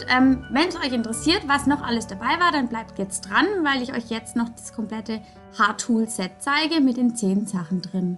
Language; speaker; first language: German; native; German